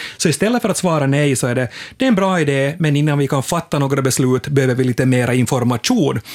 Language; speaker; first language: Swedish; native; Swedish